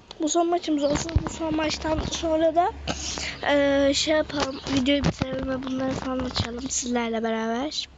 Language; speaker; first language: Turkish; native; Turkish